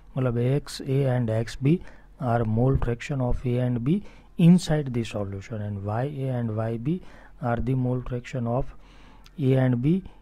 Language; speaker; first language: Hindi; non-native, local second language; Gujarati